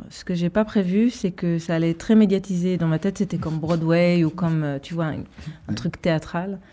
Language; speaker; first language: French; early bilingual, heritage; Hebrew